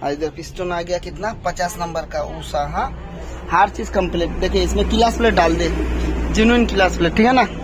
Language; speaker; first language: Hindi; non-native, local second language; Bangla